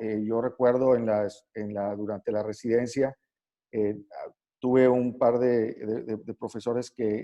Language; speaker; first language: Spanish; native; Spanish